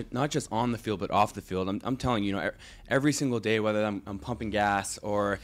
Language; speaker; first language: English; native; English